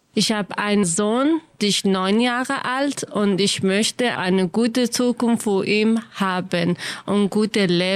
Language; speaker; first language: German; non-native, learner; Kurdish